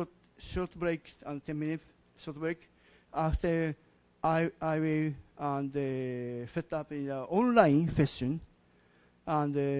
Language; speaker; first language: English; non-native, learner; Japanese